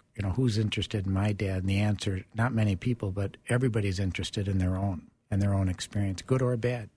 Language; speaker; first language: English; early bilingual, other home language; German